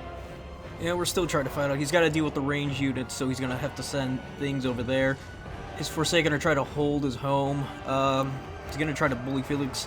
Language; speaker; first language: English; native; English